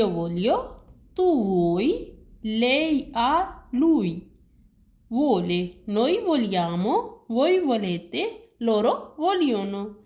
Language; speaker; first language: Italian; non-native, learner; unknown